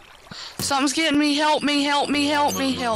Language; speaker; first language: English; native; English